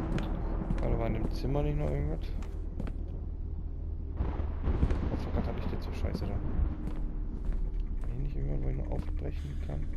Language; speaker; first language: German; native; German